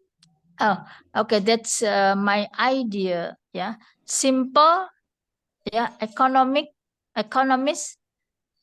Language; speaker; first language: English; non-native, fluent; Indonesian